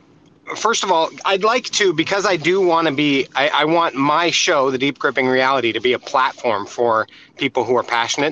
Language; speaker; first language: English; native; English